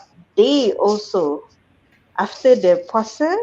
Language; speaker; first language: English; non-native, fluent; Malay